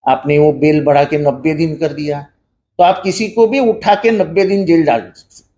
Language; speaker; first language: Hindi; non-native, local second language; Marathi